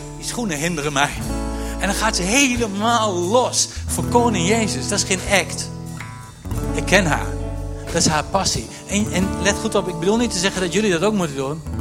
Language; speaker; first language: Dutch; native; Dutch